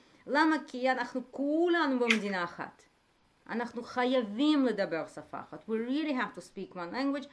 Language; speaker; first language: Hebrew; native; Hebrew